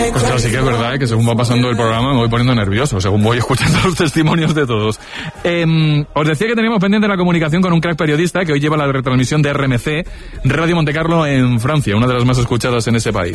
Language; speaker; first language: Spanish; native; Spanish